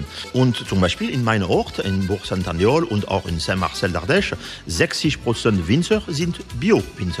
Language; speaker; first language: German; non-native, learner; French